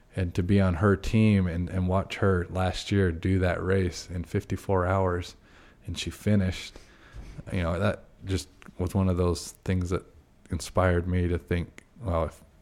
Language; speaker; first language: English; native; English